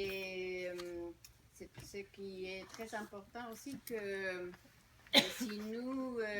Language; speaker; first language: French; non-native, fluent; Spanish